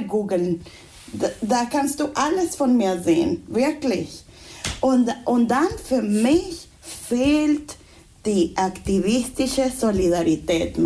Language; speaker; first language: German; non-native, fluent; Spanish